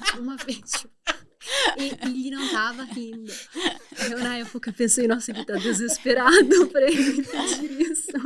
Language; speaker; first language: Portuguese; non-native, fluent; Italian